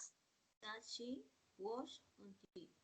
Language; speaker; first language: English; non-native, learner; Spanish